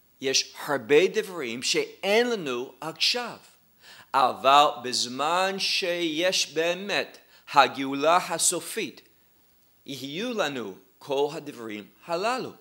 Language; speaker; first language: Hebrew; non-native, fluent; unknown